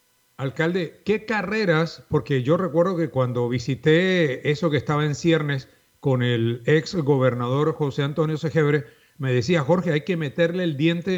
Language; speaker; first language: Spanish; native; Spanish